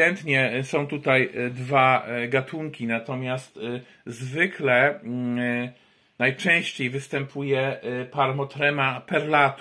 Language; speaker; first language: Polish; native; Polish